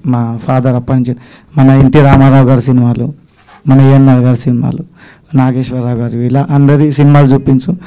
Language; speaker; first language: Telugu; native; Telugu